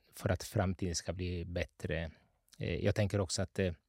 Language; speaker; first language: Swedish; non-native, fluent; Italian